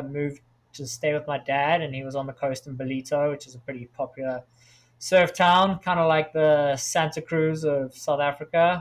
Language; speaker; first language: English; native; English